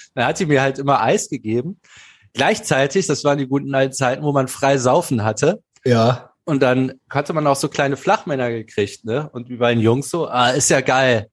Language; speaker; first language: German; native; German